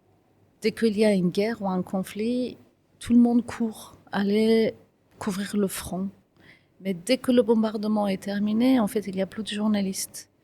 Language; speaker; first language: French; non-native, fluent; Kurdish